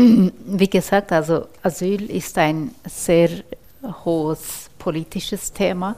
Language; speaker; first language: German; non-native, fluent; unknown